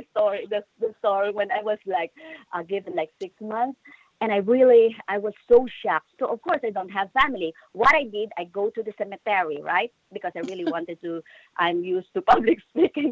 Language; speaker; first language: English; non-native, local second language; Filipino